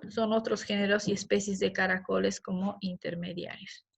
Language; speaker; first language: Spanish; native; Spanish